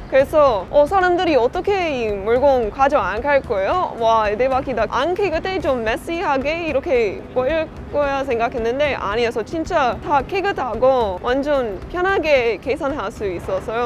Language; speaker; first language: Korean; non-native, learner; English